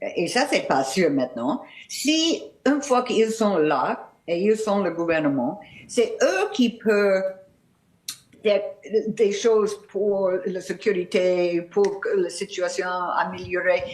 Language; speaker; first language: French; non-native, fluent; English